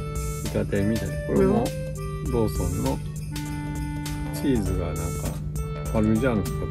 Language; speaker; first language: Japanese; native; Japanese